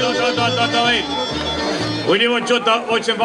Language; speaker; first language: Russian; non-native, local second language; Estonian